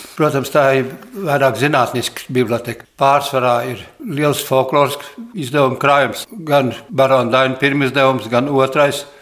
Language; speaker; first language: Latvian; early bilingual, heritage; Latvian